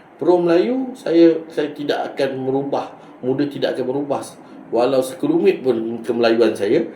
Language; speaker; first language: Malay; native; Malay